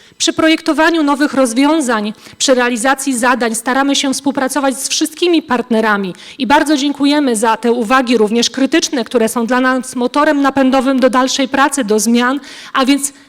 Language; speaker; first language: Polish; native; Polish